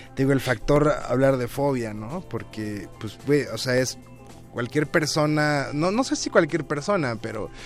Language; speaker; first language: Spanish; native; Spanish